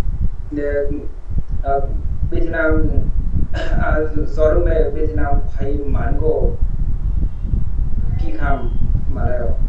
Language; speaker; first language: Korean; non-native, learner; Vietnamese